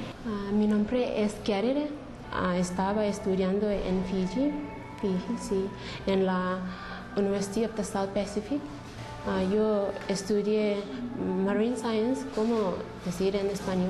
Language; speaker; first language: Spanish; non-native, learner; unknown